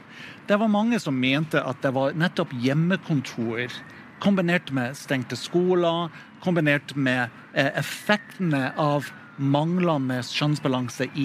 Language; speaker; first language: Norwegian; non-native, fluent; English